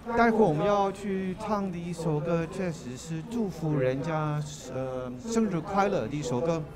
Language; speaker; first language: Chinese; non-native, learner; Dutch